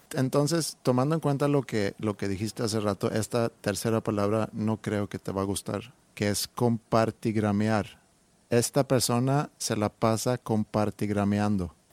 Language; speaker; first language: Spanish; non-native, fluent; Swedish